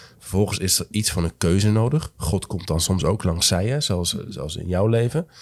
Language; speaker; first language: Dutch; native; Dutch